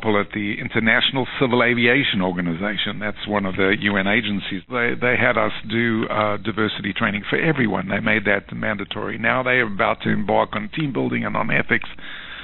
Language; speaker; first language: English; native; English